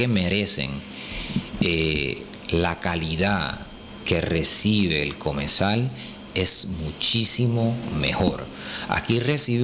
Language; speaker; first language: Spanish; native; Spanish